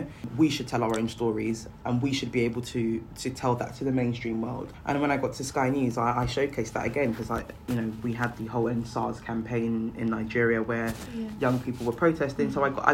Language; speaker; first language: English; native; English